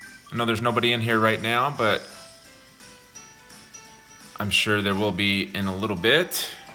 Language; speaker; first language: English; early bilingual, other home language; Spanish